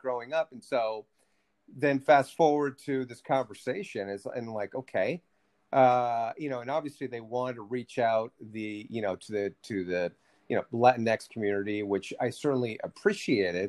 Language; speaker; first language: English; early bilingual, other home language; Spanish